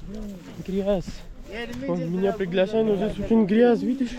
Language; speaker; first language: Russian; non-native, learner; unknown